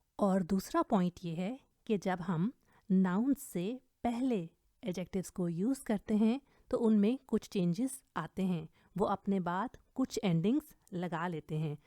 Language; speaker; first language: Urdu; native; Urdu